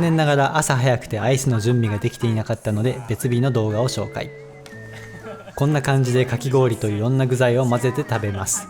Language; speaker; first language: Japanese; native; Japanese